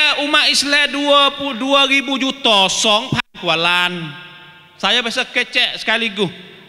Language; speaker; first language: Malay; native; Malay